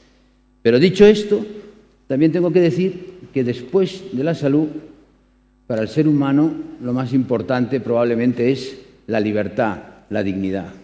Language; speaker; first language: Spanish; native; Spanish